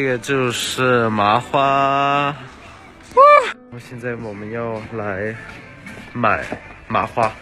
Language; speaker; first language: Chinese; non-native, fluent; Thai